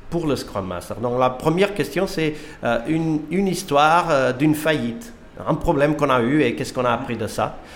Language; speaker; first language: French; non-native, fluent; Portuguese